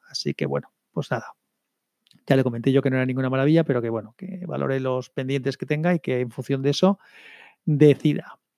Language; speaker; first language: Spanish; native; Spanish